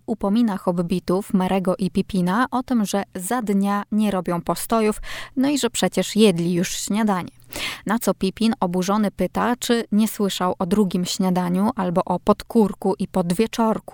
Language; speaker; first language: Polish; native; Polish